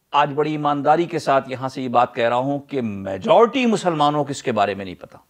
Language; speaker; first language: Urdu; native; Urdu